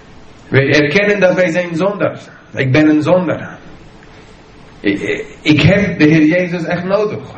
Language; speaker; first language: Dutch; non-native, fluent; English